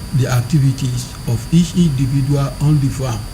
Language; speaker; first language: English; non-native, local second language; Yoruba